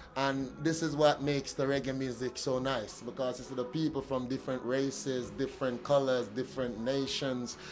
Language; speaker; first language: English; native; English